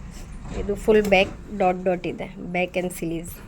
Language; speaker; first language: Kannada; non-native, local second language; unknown